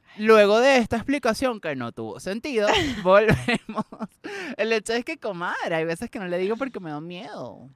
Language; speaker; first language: Spanish; native; Spanish